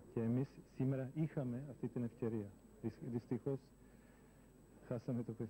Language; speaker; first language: Greek; non-native, fluent; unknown